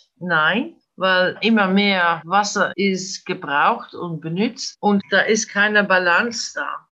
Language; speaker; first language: German; non-native, fluent; English